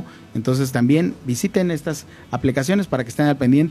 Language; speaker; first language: Spanish; native; Spanish